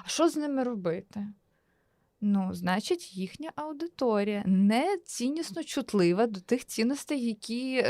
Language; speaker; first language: Ukrainian; native; Ukrainian